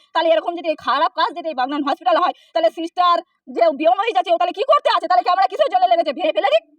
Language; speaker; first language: Bangla; non-native, local second language; Hindi